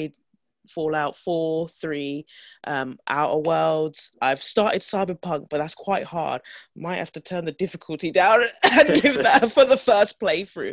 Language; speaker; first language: English; native; English